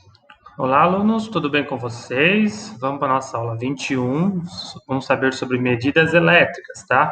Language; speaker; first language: Portuguese; native; Portuguese